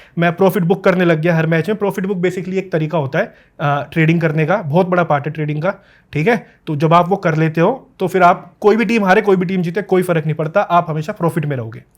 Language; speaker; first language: Hindi; native; Hindi